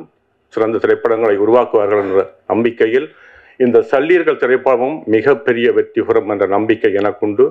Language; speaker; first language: Tamil; native; Tamil